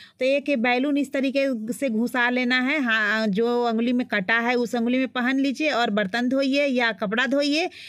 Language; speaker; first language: Hindi; native; Hindi